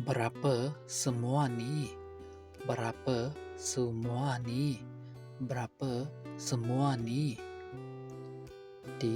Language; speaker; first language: Indonesian; non-native, learner; Burmese